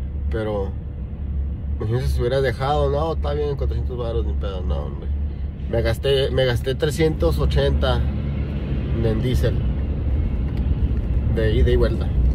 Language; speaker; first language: Spanish; early bilingual, heritage; Spanish